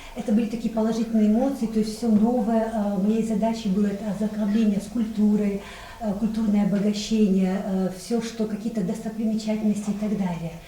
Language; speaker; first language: Russian; non-native, local second language; Chechen